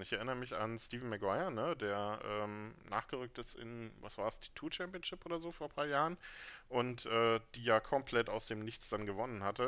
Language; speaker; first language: German; native; German